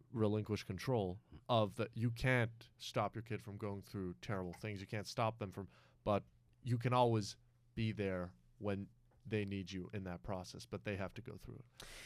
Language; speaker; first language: English; non-native, fluent; French